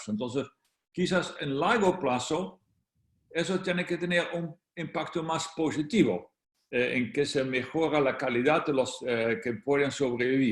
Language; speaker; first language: Spanish; non-native, fluent; Dutch